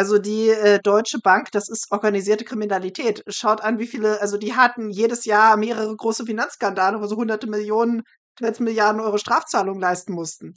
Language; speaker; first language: German; native; German